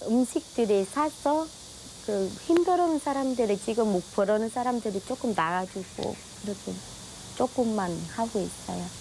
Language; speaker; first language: Korean; non-native, learner; Vietnamese